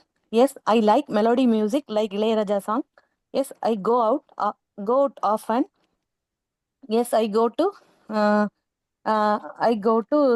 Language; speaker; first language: English; non-native, learner; Tamil